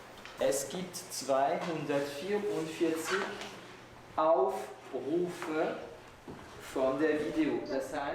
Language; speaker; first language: German; non-native, fluent; French